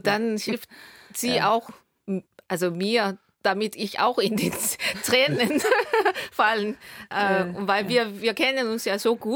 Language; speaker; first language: German; non-native, fluent; Korean